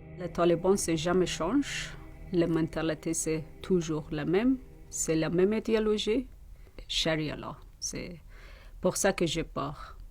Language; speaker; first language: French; non-native, learner; Persian